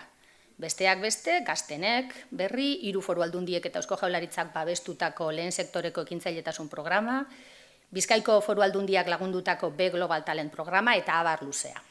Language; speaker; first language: Basque; native; Basque